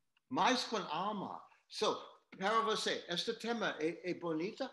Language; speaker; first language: Portuguese; non-native, learner; English